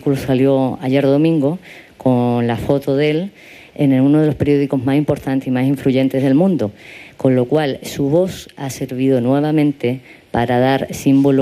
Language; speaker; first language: Spanish; native; Spanish